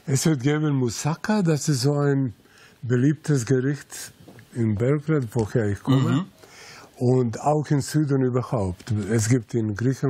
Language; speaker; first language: German; non-native, fluent; Serbian